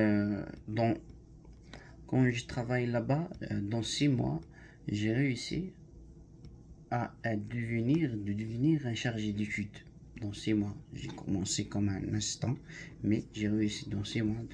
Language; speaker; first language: French; non-native, learner; Arabic